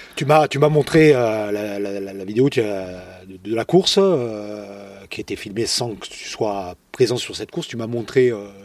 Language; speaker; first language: French; native; French